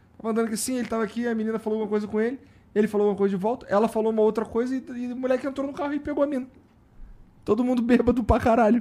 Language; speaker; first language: Portuguese; native; Portuguese